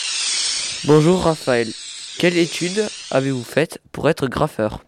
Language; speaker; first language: French; native; French